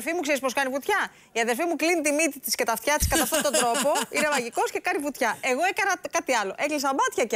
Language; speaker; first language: Greek; native; Greek